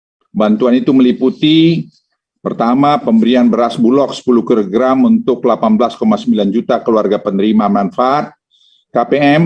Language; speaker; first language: Indonesian; native; Indonesian